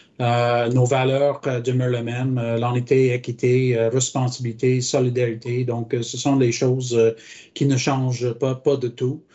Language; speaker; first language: French; non-native, local second language; English